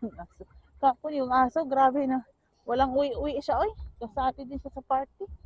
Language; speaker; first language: Filipino; non-native, local second language; Cebuano